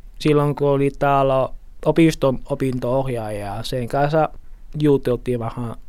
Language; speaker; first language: Finnish; non-native, learner; Portuguese